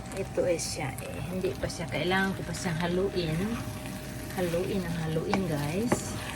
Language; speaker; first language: Filipino; non-native, local second language; Cebuano